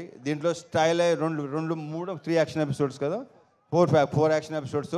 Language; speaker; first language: Telugu; native; Telugu